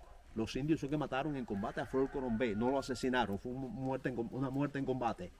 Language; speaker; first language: Spanish; native; Spanish